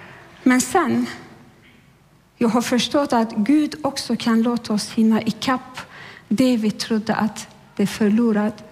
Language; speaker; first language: Swedish; non-native, fluent; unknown